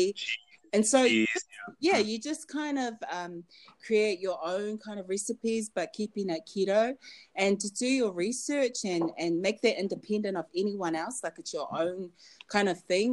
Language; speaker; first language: English; native; English